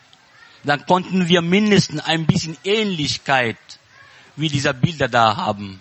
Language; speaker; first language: German; non-native, learner; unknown